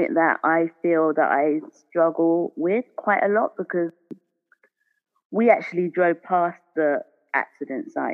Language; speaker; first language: English; native; English